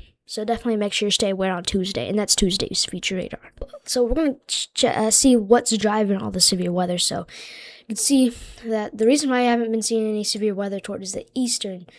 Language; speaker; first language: English; native; English